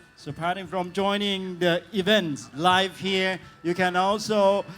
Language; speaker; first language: English; non-native, fluent; Thai